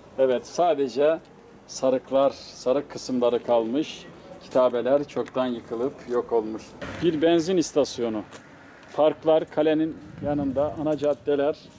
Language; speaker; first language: Turkish; native; Turkish